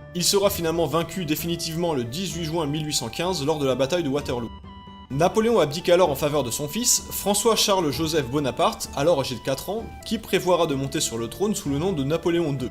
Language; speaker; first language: French; native; French